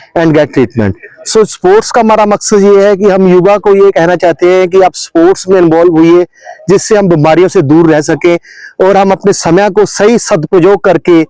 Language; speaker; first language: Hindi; non-native, local second language; Punjabi